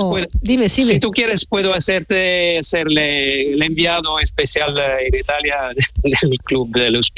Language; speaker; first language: Spanish; non-native, learner; Italian